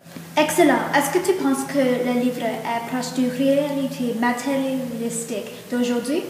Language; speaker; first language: French; non-native, learner; English